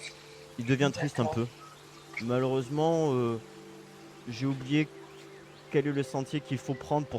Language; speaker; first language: French; native; French